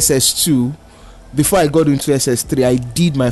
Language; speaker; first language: English; non-native, local second language; Yoruba